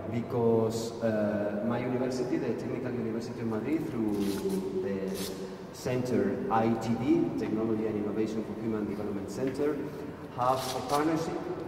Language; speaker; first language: English; non-native, fluent; Spanish